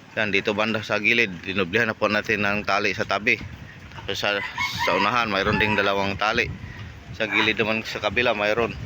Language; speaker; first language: Filipino; non-native, local second language; Cebuano